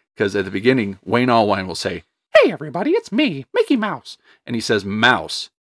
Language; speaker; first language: English; native; English